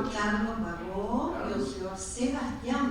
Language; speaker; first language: Portuguese; non-native, fluent; Spanish